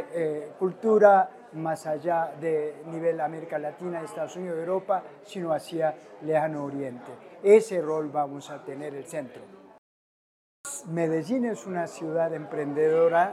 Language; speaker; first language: Spanish; non-native, fluent; Korean